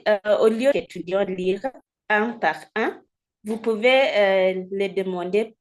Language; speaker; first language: French; non-native, fluent; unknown